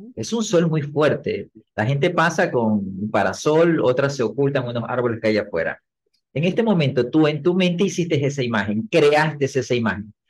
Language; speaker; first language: Spanish; native; Spanish